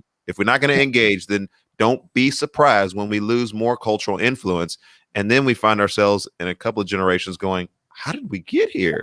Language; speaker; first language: English; native; English